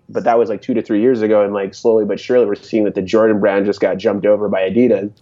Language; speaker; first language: English; native; English